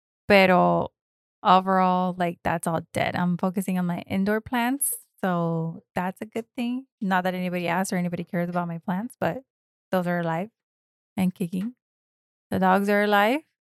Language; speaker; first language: English; early bilingual, other home language; Spanish